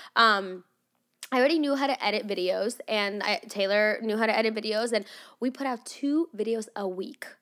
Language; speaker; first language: English; non-native, fluent; Russian